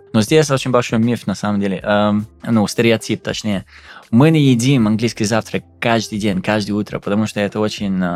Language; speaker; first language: Russian; non-native, fluent; English